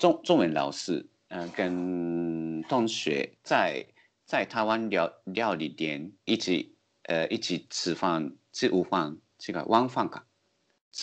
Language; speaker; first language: Chinese; non-native, learner; Japanese